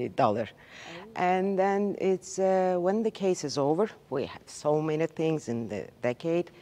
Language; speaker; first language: English; non-native, learner; Turkish